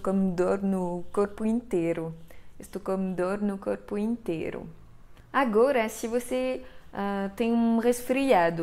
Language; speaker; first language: Portuguese; non-native, fluent; French